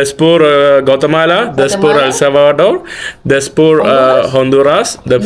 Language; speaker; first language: Spanish; non-native, learner; Malayalam